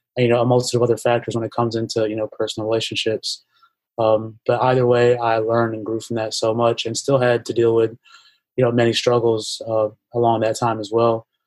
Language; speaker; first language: English; native; English